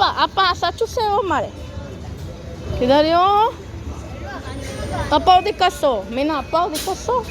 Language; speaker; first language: Korean; non-native, learner; Spanish